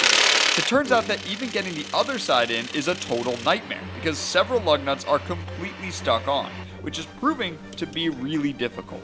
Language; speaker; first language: English; native; English